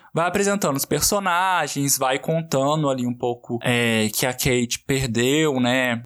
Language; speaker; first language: Portuguese; native; Portuguese